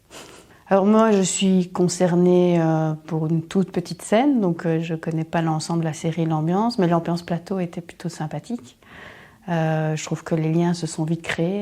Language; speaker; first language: French; native; French